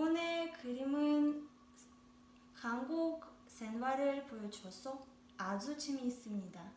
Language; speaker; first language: Korean; non-native, learner; Russian